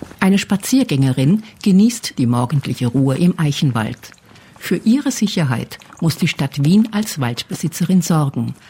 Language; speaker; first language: German; native; German